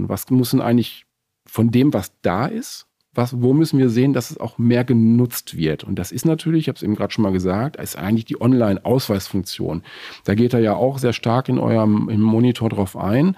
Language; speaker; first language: German; native; German